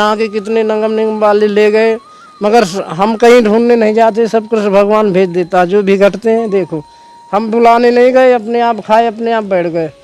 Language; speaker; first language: Hindi; native; Hindi